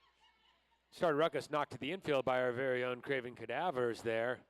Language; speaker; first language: English; native; English